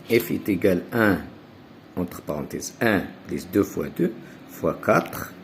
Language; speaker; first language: French; non-native, local second language; Arabic